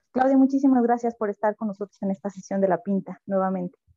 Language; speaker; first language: Spanish; native; Spanish